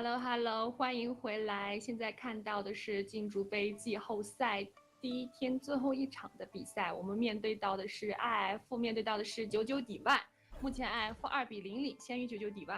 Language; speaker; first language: Chinese; native; Chinese